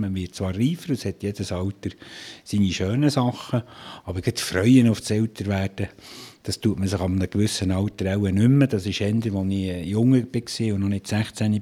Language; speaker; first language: German; native; German